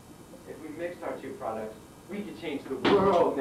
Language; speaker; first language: English; native; English